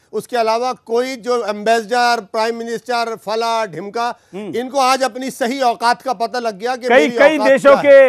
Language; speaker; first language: Hindi; native; Hindi